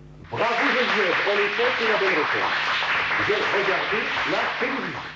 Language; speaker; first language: French; native; French